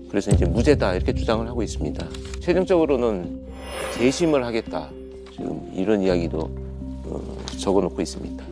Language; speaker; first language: Korean; native; Korean